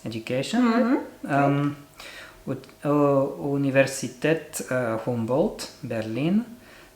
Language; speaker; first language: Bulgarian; non-native, learner; French